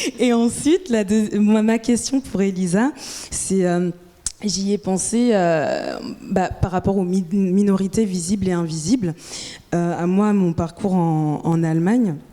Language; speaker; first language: French; native; French